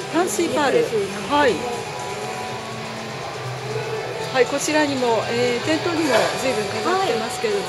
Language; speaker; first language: Japanese; native; Japanese